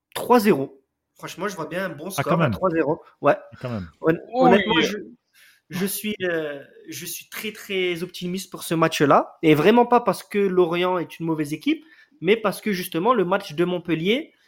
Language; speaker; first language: French; native; French